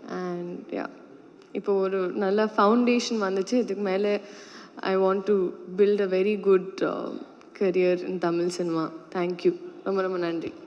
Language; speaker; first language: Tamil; non-native, learner; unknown